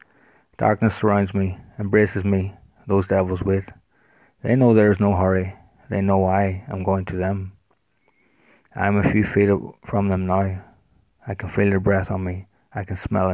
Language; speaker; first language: English; native; English